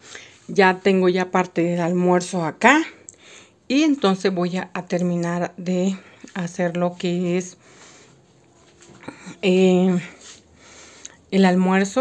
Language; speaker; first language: Spanish; native; Spanish